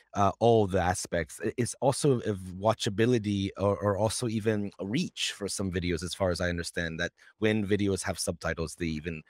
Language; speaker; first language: English; native; English